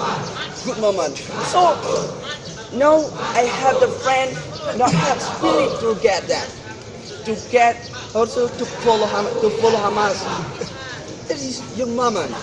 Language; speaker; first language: English; non-native, learner; Indonesian